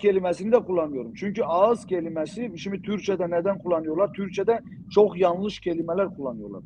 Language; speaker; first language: Turkish; non-native, local second language; Zaza